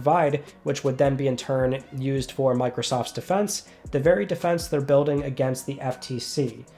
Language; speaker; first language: English; native; English